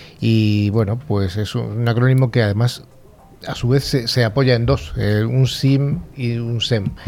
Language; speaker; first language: Spanish; native; Spanish